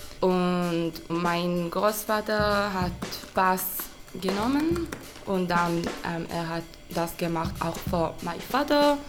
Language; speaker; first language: German; non-native, learner; Hebrew